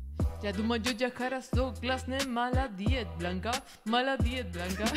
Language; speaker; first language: Russian; non-native, learner; Spanish